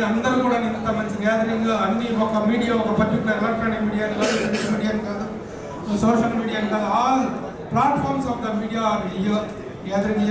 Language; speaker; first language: Telugu; native; Telugu